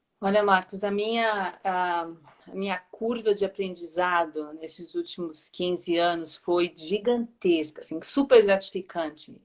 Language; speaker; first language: Portuguese; native; Portuguese